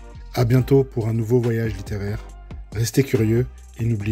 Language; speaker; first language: French; native; French